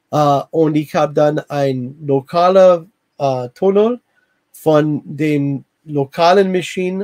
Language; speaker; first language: German; non-native, fluent; English